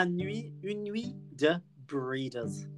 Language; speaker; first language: French; non-native, learner; English